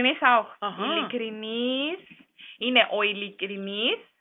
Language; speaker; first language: Greek; non-native, learner; German